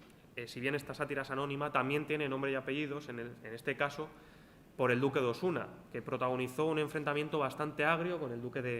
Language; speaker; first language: Spanish; native; Spanish